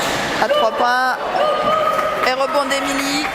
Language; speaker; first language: French; native; French